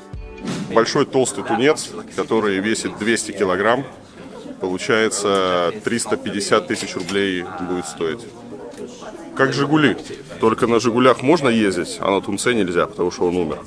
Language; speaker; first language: Russian; native; Russian